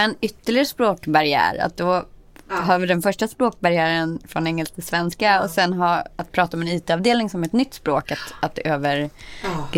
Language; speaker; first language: Swedish; native; Swedish